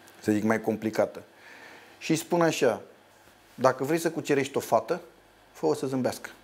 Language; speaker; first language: Romanian; native; Romanian